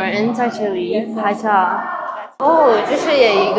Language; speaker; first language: Chinese; non-native, learner; English